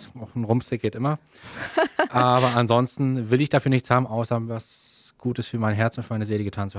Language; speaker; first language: German; native; German